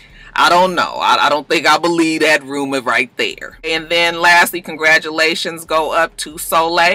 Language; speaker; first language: English; native; English